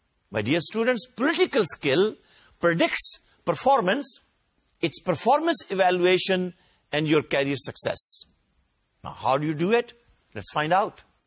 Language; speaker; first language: English; non-native, local second language; Urdu